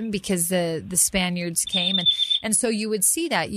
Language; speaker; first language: English; native; English